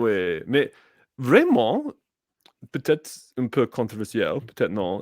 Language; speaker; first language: French; non-native, learner; English